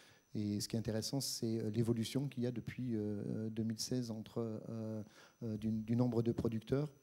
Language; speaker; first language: French; native; French